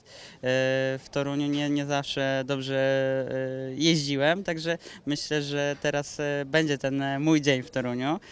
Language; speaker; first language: Polish; native; Polish